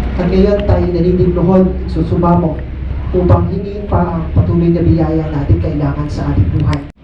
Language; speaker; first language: Filipino; native; Filipino